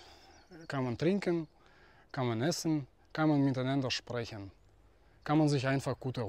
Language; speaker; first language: German; non-native, fluent; Russian